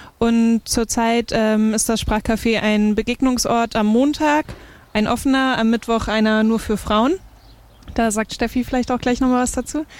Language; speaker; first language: German; native; German